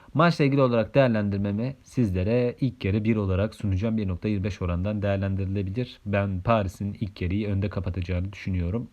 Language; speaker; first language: Turkish; native; Turkish